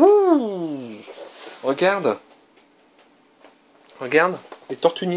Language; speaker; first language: French; native; French